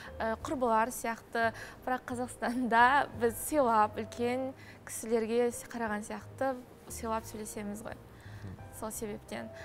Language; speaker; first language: Kazakh; native; Kazakh